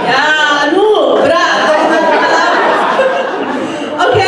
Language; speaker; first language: Norwegian; non-native, fluent; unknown